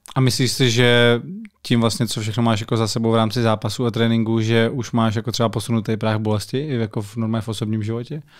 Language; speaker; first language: Czech; native; Czech